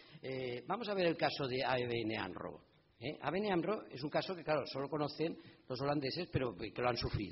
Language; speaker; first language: Spanish; native; Spanish